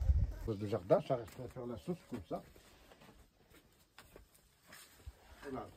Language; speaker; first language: French; non-native, learner; Arabic